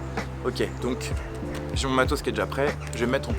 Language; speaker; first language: French; native; French